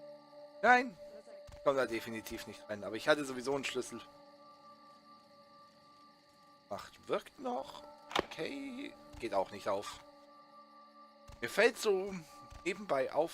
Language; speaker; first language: German; native; German